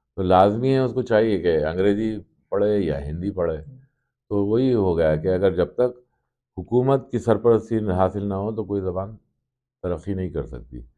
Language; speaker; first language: Urdu; native; Urdu